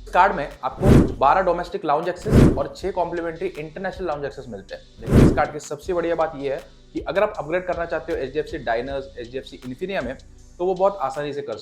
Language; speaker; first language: Hindi; native; Hindi